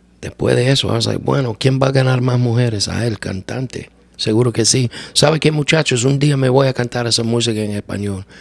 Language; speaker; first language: Spanish; non-native, learner; English